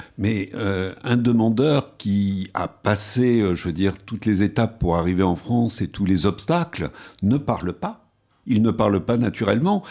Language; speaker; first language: French; native; French